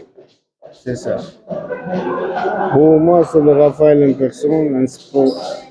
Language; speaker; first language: French; non-native, learner; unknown